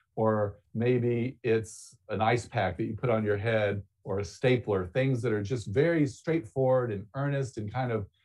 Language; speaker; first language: English; native; English